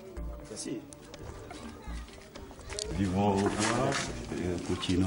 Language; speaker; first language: Italian; non-native, learner; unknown